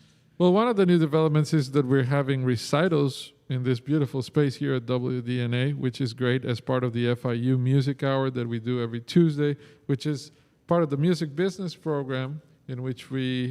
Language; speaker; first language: English; non-native, fluent; Spanish